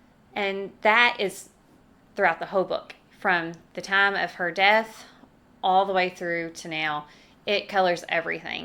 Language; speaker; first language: English; native; English